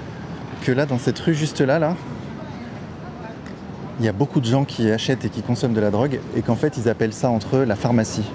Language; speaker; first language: French; native; French